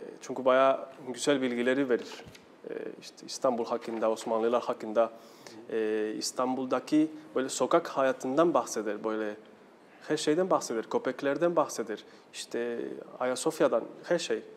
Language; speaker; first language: Turkish; non-native, fluent; Spanish